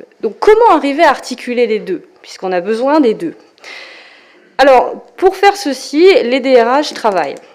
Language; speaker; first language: French; native; French